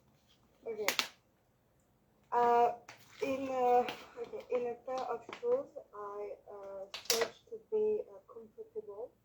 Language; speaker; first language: English; non-native, learner; French